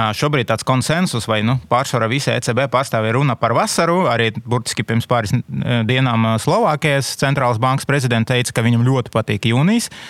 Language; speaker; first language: Latvian; non-native, local second language; Russian